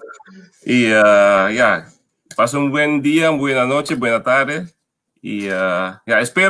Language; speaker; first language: Spanish; non-native, fluent; Papiamento